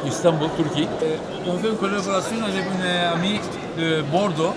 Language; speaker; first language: French; non-native, fluent; Turkish